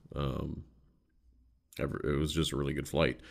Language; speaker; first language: English; native; English